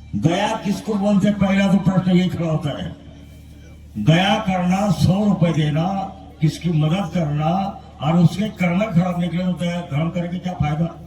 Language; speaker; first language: Hindi; non-native, local second language; Marathi